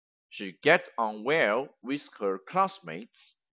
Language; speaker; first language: English; non-native, fluent; Chinese